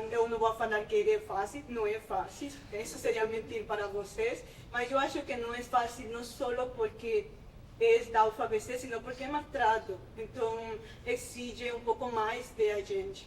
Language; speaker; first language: Portuguese; non-native, fluent; Spanish